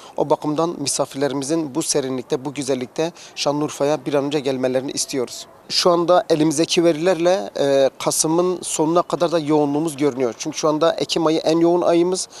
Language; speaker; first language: Turkish; native; Turkish